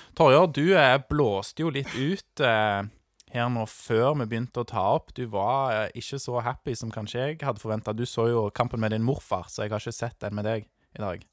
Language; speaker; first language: Norwegian; native; Norwegian